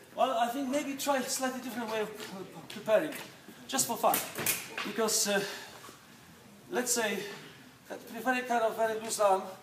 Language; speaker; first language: English; non-native, learner; Polish